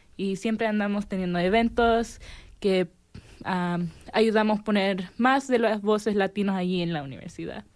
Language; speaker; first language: Spanish; early bilingual, heritage; Spanish